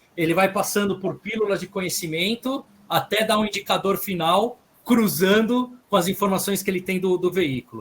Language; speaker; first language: Portuguese; native; Portuguese